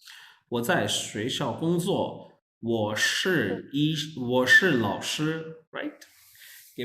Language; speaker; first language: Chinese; non-native, fluent; Urdu